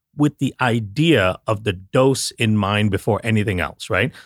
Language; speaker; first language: English; non-native, local second language; Tamil